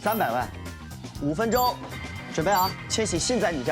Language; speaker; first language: Chinese; native; Chinese